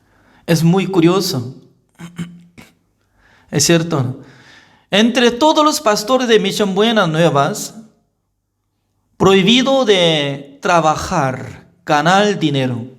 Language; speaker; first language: Spanish; non-native, fluent; Korean